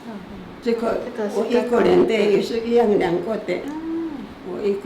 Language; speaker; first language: Chinese; non-native, local second language; Amis